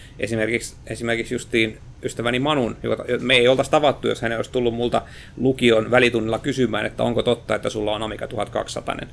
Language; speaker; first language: Finnish; native; Finnish